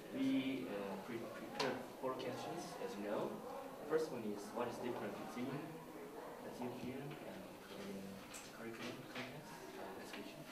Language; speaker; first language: English; non-native, learner; Korean